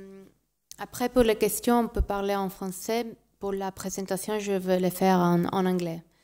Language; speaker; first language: French; non-native, learner; Spanish